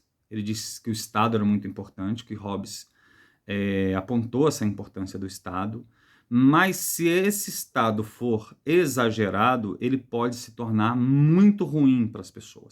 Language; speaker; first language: Portuguese; native; Portuguese